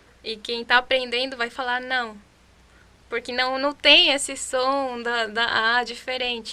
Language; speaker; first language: Portuguese; non-native, fluent; Spanish